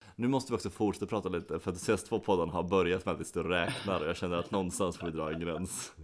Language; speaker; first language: Swedish; native; Swedish